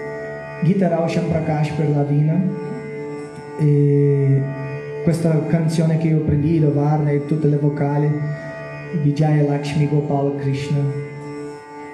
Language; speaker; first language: Italian; non-native, learner; Portuguese